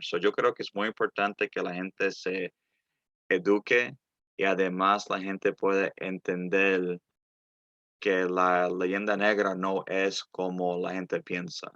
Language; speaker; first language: Spanish; early bilingual, heritage; Spanish